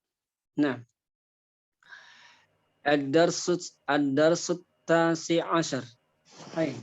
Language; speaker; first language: Arabic; non-native, fluent; Indonesian